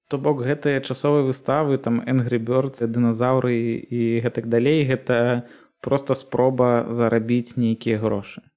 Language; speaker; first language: Belarusian; native; Belarusian